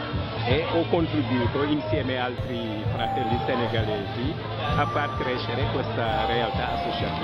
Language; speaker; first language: Italian; non-native, fluent; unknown